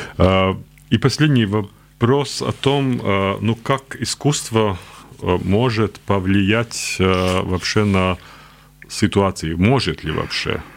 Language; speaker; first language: Russian; non-native, local second language; Latvian